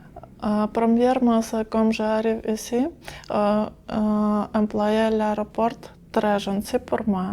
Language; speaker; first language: French; non-native, learner; Ukrainian